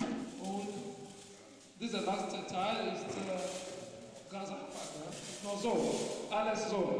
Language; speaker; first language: German; non-native, learner; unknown